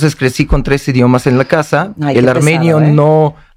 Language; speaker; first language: Spanish; non-native, fluent; Uzbek